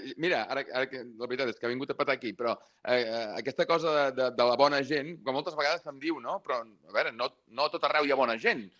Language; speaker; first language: Catalan; native; Catalan